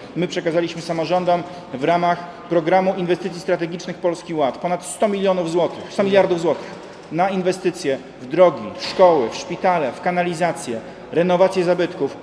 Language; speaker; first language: Polish; native; Polish